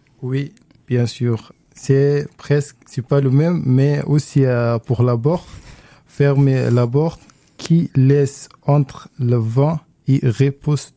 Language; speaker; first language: French; non-native, learner; Arabic